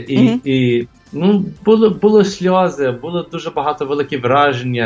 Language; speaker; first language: Ukrainian; early bilingual, heritage; English